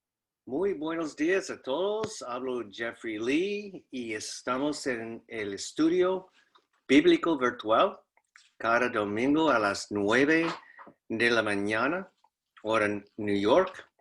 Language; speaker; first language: Spanish; non-native, fluent; English